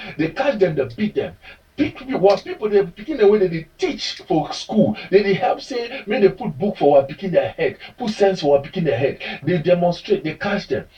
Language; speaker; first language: Nigerian Pidgin; native; Nigerian Pidgin